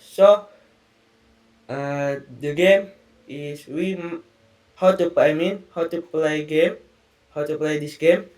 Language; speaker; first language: English; non-native, learner; Indonesian